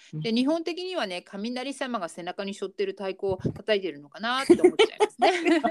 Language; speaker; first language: Japanese; native; Japanese